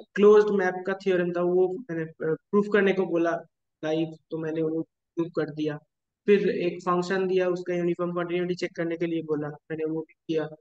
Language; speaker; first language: Hindi; non-native, local second language; Bangla